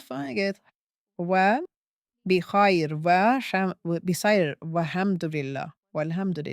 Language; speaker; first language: Arabic; non-native, learner; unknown